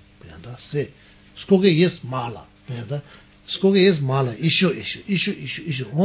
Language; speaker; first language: Russian; non-native, learner; Tibetan